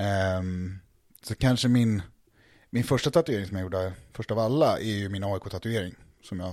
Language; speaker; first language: Swedish; native; Swedish